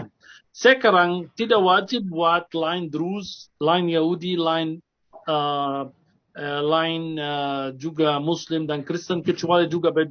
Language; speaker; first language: Indonesian; non-native, fluent; Arabic